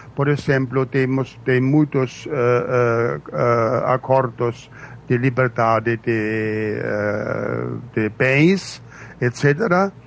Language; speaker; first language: Portuguese; non-native, fluent; German